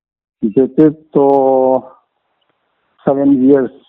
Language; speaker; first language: Hindi; non-native, local second language; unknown